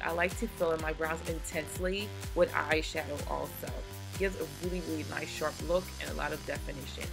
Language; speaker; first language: English; native; English